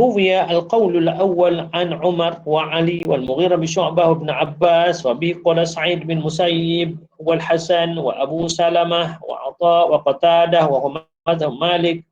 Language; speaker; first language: Arabic; non-native, fluent; Malay